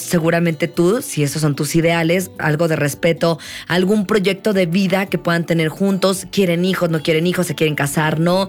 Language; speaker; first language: Spanish; native; Spanish